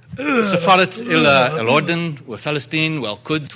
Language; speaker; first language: Arabic; non-native, learner; English